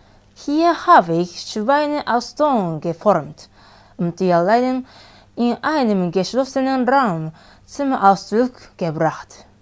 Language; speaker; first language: German; non-native, learner; Japanese